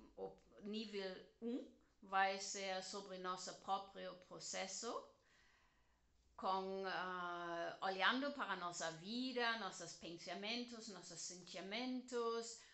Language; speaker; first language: Portuguese; non-native, learner; German